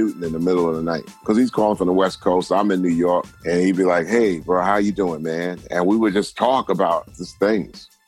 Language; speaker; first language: English; native; English